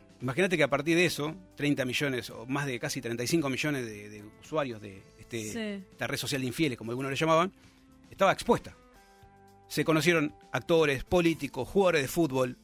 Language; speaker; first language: Spanish; native; Spanish